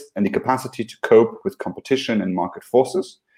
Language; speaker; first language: English; non-native, fluent; Luxembourgish